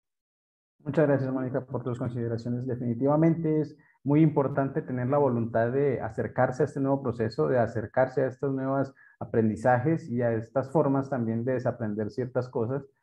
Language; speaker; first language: Spanish; native; Spanish